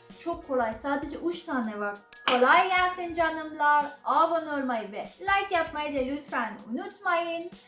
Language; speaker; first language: Turkish; non-native, learner; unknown